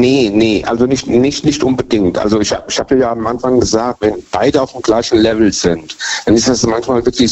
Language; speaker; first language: German; native; German